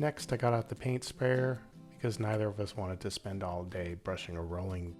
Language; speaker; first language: English; native; English